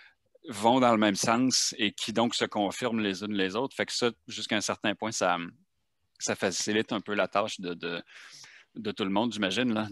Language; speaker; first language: French; native; French